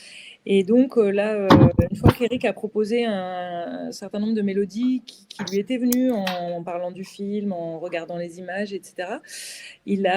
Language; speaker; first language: French; native; French